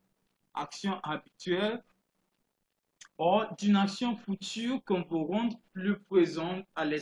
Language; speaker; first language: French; non-native, fluent; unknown